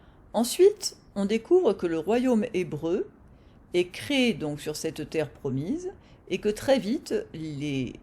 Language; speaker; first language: French; native; French